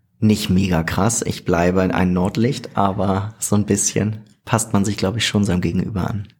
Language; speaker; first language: German; native; German